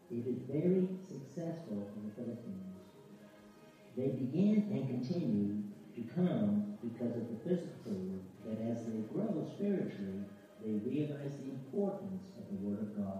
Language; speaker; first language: English; native; English